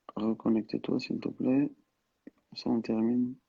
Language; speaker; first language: French; non-native, local second language; Arabic